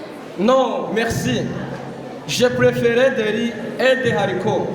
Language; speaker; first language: French; non-native, learner; Kinyarwanda